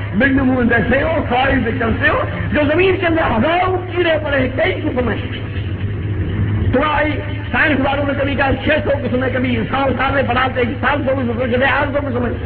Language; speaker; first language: Urdu; non-native, local second language; Sindhi